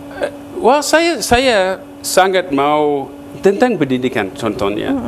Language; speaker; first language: Indonesian; non-native, fluent; English